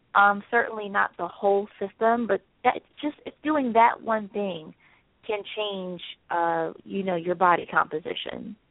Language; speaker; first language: English; native; English